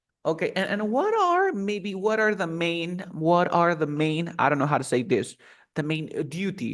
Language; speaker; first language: English; non-native, fluent; Spanish